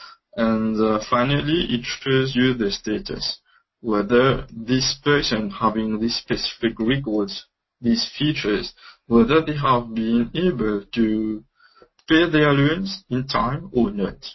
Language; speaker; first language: English; non-native, local second language; Morisyen